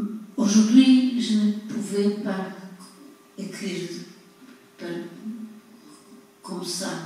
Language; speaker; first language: French; non-native, fluent; Polish